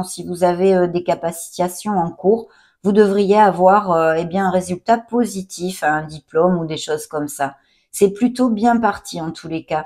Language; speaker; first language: French; native; French